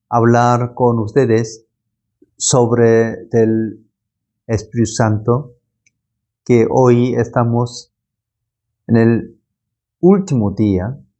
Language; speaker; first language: Spanish; non-native, learner; Korean